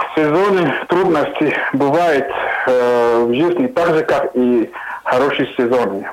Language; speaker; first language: Russian; non-native, fluent; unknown